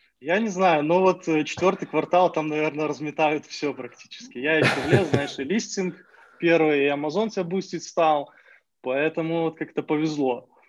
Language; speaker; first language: Russian; native; Russian